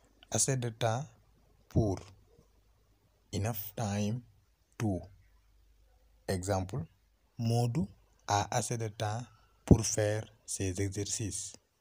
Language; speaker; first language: French; non-native, local second language; Wolof